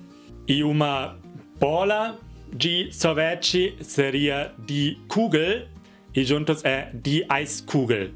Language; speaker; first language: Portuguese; non-native, fluent; German